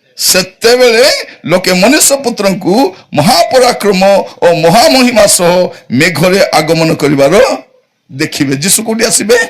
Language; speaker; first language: Odia; native; Odia